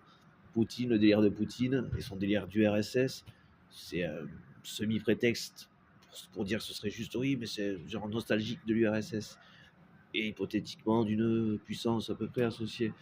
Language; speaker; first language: French; native; French